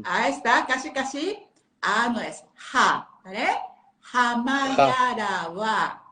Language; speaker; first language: Spanish; non-native, learner; Japanese